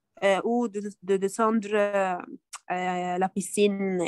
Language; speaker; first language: French; non-native, learner; Arabic